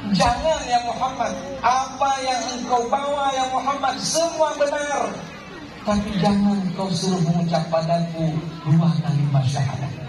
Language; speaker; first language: Indonesian; non-native, local second language; Achinese